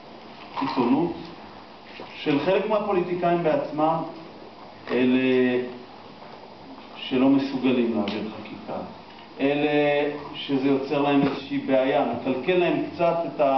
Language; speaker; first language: Hebrew; native; Hebrew